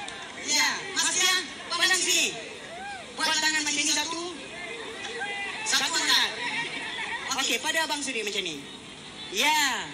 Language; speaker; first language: Malay; native; Malay